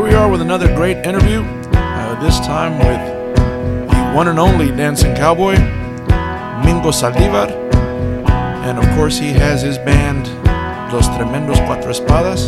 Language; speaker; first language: English; early bilingual, other home language; Spanish